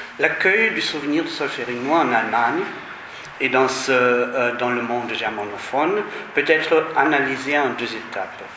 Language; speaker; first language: French; non-native, fluent; German